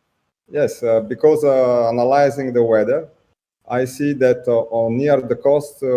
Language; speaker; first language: English; non-native, learner; Italian